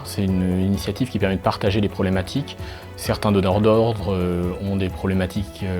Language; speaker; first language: French; native; French